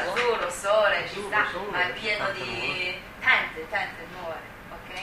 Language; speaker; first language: Italian; non-native, learner; Chinese